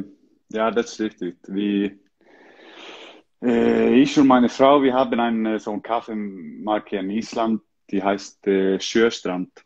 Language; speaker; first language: German; non-native, learner; Icelandic